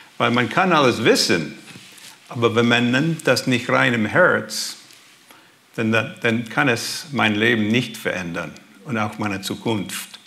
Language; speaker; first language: German; early bilingual, heritage; German